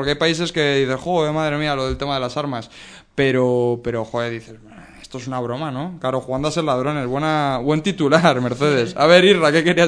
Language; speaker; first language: Spanish; native; Spanish